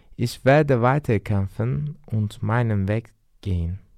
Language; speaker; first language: German; non-native, learner; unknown